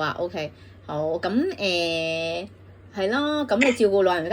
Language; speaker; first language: Cantonese; native; Cantonese